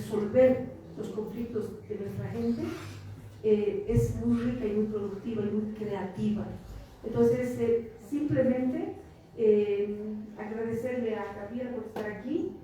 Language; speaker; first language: Spanish; native; Spanish